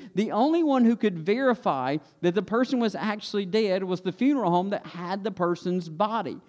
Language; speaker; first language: English; native; English